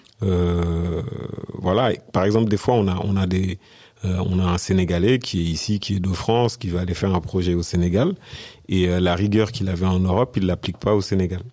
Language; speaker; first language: French; early bilingual, other home language; Wolof